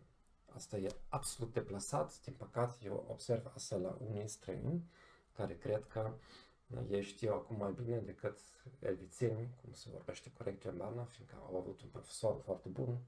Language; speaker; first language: Romanian; non-native, fluent; German